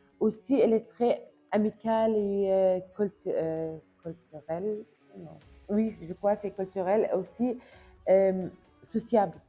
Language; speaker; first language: French; non-native, learner; Arabic